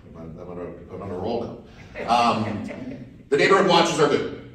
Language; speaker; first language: English; native; English